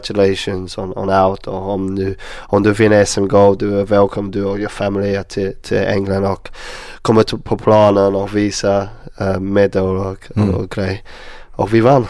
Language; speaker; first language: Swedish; native; Swedish